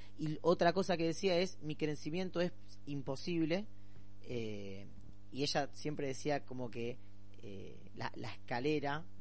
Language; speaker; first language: Spanish; native; Spanish